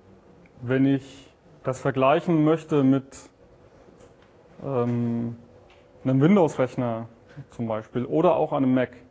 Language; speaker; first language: German; native; German